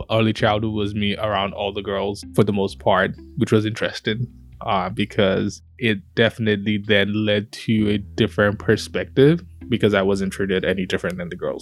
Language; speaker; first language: English; non-native, local second language; Yoruba